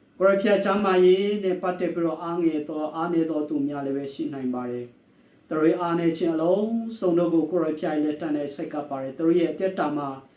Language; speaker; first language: Burmese; non-native, local second language; Hakha Chin